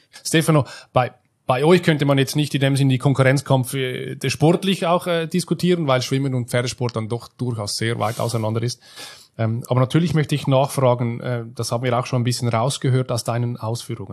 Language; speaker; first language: German; native; German